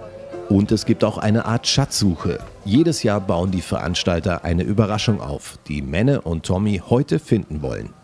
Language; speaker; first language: German; native; German